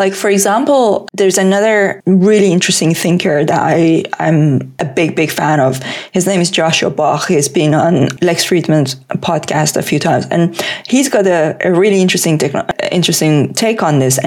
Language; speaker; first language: English; non-native, fluent; Persian